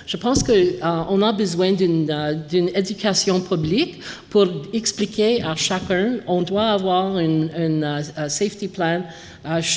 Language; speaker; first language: French; non-native, local second language; English